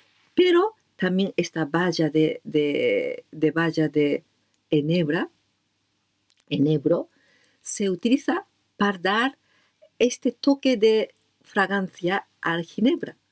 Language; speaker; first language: Spanish; non-native, learner; Japanese